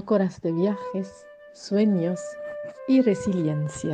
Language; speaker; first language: Spanish; native; Spanish